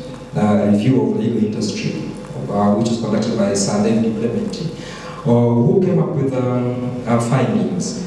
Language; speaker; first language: English; non-native, local second language; Swahili